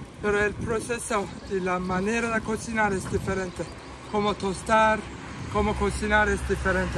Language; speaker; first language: Spanish; non-native, fluent; Turkish